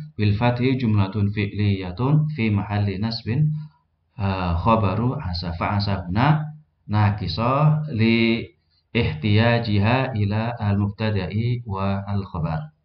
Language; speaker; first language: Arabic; non-native, fluent; Indonesian